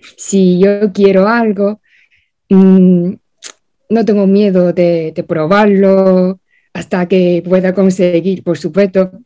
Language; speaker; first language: Spanish; non-native, fluent; Chinese